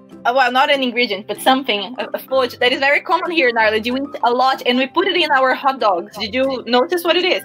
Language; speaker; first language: English; non-native, fluent; Portuguese